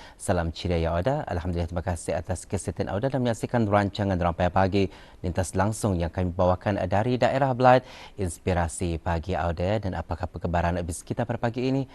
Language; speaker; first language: Malay; native; Malay